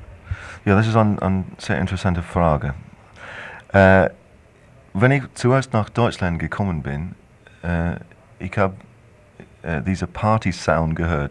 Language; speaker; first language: German; non-native, fluent; English